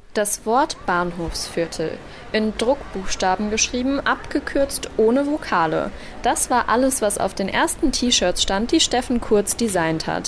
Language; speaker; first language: German; native; German